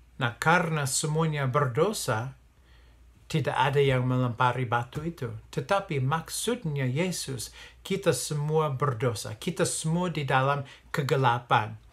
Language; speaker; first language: Indonesian; non-native, fluent; English